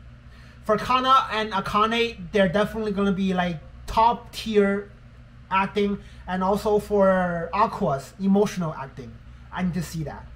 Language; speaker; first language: English; non-native, fluent; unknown